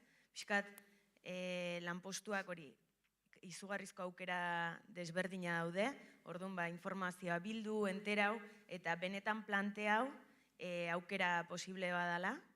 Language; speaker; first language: Basque; native; Basque